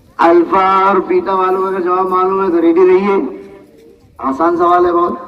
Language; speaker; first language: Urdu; native; Urdu